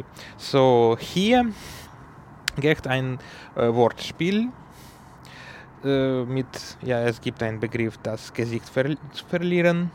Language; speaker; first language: German; non-native, learner; Ukrainian